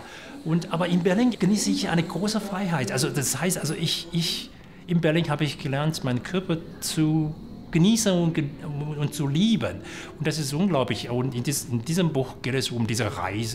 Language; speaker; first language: German; non-native, fluent; Chinese